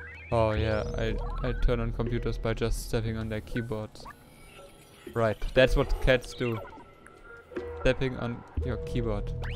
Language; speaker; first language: English; non-native, fluent; German